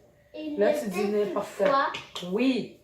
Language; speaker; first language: French; native; French